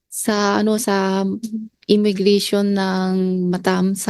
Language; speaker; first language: Filipino; non-native, learner; Chinese